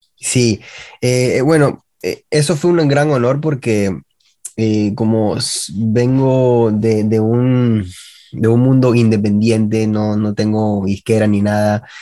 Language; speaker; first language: Spanish; early bilingual, heritage; Spanish